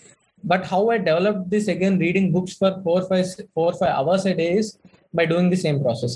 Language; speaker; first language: English; non-native, local second language; Telugu